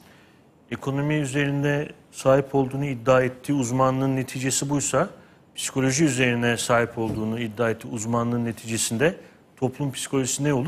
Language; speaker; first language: Turkish; native; Turkish